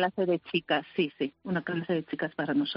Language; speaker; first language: Spanish; early bilingual, heritage; Spanish